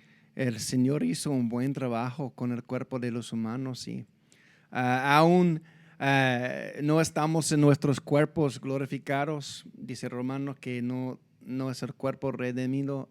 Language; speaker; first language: Spanish; non-native, fluent; English